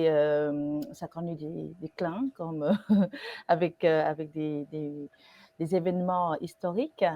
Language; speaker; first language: French; non-native, fluent; Vietnamese